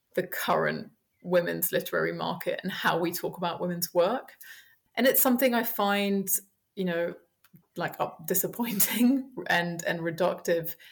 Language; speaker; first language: English; early bilingual, heritage; French